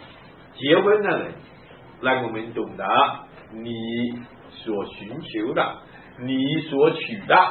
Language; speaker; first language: Chinese; native; Chinese